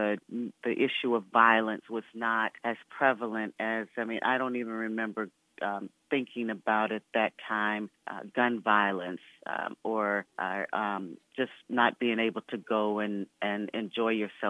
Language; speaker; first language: English; native; English